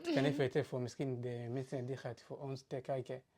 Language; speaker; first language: Dutch; non-native, learner; Kinyarwanda